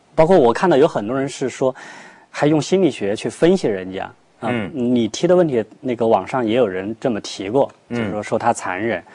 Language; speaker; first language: Chinese; native; Chinese